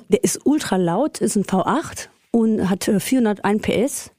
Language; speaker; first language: German; early bilingual, other home language; Greek